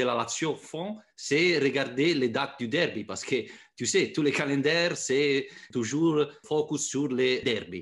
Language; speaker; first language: French; non-native, fluent; Italian